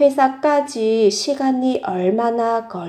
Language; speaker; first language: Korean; non-native, fluent; Vietnamese